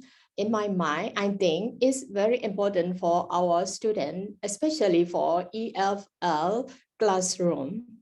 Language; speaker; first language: English; non-native, fluent; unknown